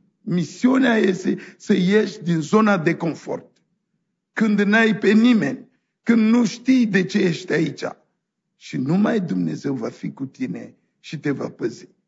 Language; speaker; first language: Romanian; non-native, fluent; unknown